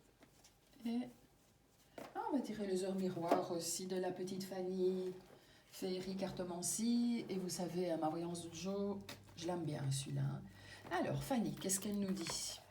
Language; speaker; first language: French; native; French